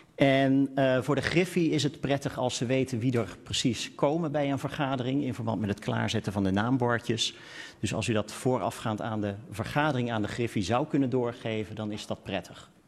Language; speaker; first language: Dutch; native; Dutch